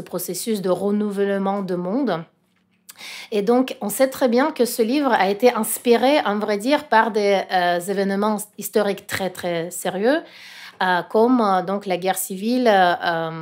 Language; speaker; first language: French; non-native, fluent; Russian